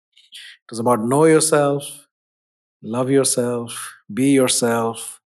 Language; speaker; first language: English; non-native, local second language; Hindi